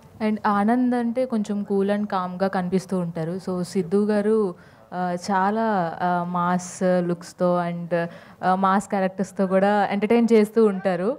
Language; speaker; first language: Telugu; native; Telugu